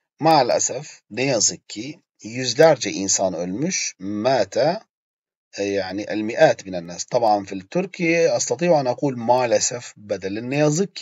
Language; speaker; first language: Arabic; non-native, fluent; Turkish